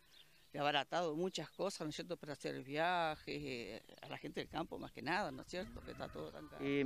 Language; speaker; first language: Spanish; native; Spanish